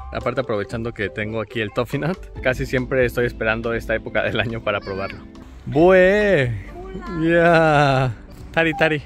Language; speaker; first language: Spanish; native; Spanish